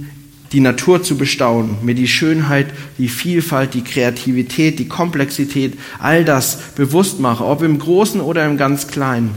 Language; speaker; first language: German; native; German